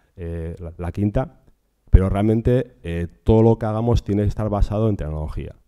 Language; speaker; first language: Spanish; non-native, local second language; Basque